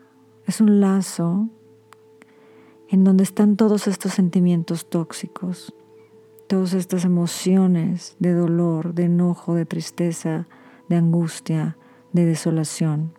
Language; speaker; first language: Spanish; native; Spanish